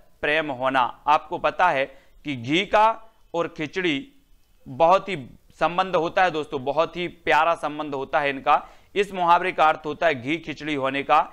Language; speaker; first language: Hindi; native; Hindi